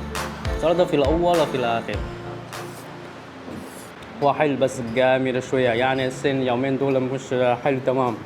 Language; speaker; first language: Arabic; non-native, fluent; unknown